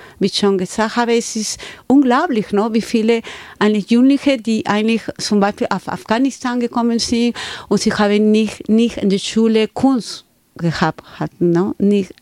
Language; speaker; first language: German; non-native, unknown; Spanish